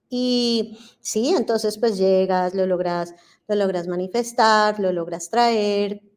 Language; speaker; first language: Spanish; native; Spanish